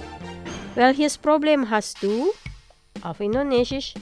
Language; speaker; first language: German; non-native, learner; Indonesian